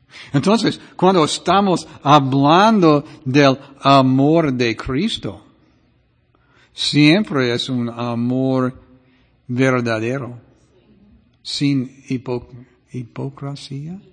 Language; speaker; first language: Spanish; non-native, fluent; English